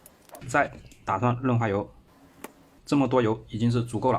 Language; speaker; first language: Chinese; native; Chinese